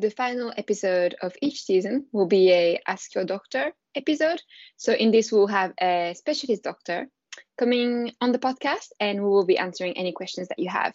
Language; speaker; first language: English; non-native, fluent; French